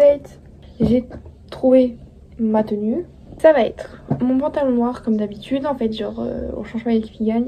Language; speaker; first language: French; native; French